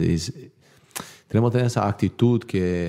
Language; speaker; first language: Spanish; non-native, learner; Bosnian